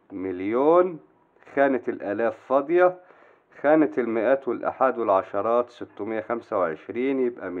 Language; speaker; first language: Arabic; native; Arabic